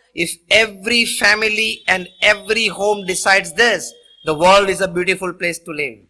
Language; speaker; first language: English; non-native, local second language; Gujarati